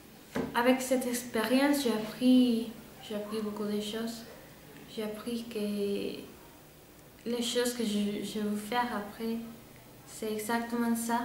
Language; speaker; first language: French; non-native, fluent; Spanish